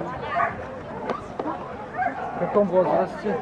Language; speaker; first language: Russian; non-native, fluent; Polish